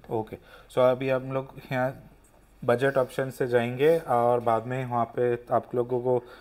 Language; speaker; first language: Hindi; non-native, local second language; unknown